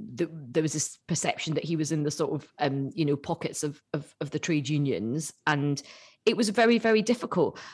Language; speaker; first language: English; native; English